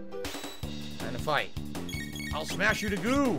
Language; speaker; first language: English; native; English